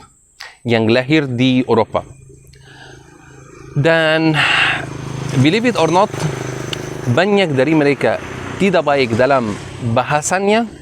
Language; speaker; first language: Indonesian; non-native, fluent; Arabic